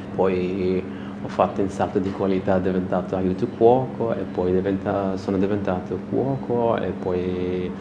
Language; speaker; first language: Italian; non-native, learner; Persian